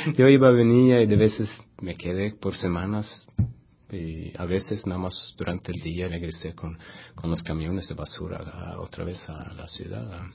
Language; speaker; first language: Spanish; non-native, fluent; Swedish